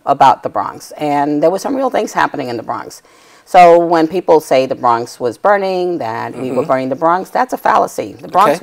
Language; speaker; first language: English; native; English